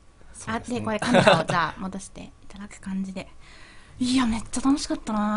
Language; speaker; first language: Japanese; native; Japanese